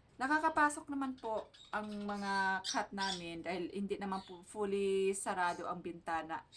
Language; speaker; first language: Filipino; non-native, local second language; Cebuano